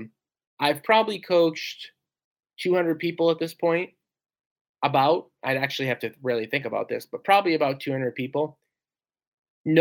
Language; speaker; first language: English; native; English